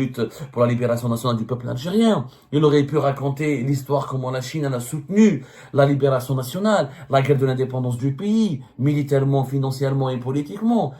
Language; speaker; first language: French; non-native, local second language; Arabic